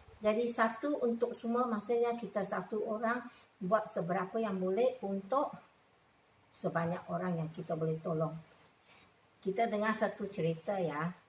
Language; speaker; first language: Malay; non-native, local second language; Chinese